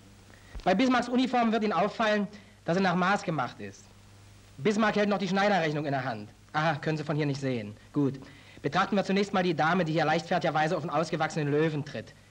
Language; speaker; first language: German; native; German